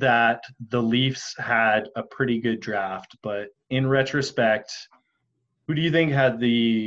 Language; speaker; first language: English; native; English